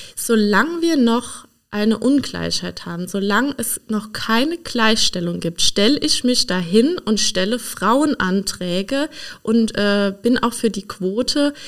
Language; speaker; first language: German; native; German